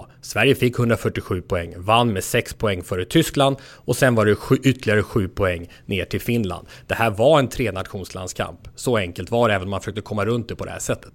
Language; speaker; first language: Swedish; native; Swedish